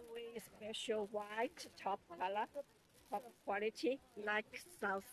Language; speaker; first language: English; non-native, learner; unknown